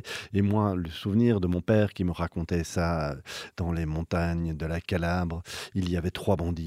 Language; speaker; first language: French; native; French